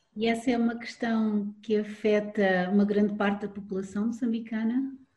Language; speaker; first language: Portuguese; native; Portuguese